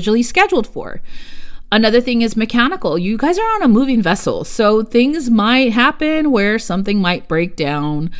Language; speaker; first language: English; early bilingual, other home language; Spanish